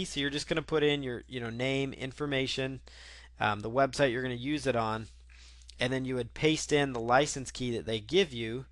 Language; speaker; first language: English; native; English